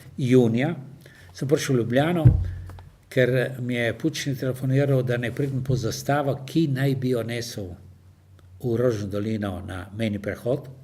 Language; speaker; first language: Slovenian; native; Slovenian